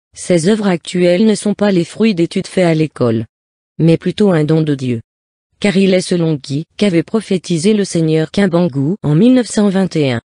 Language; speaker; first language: French; non-native, local second language; Lingala